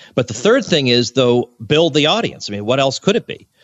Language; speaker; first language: English; native; English